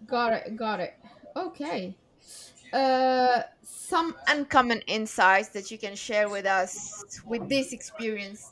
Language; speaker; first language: English; non-native, fluent; Arabic